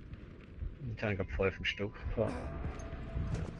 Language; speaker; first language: German; native; German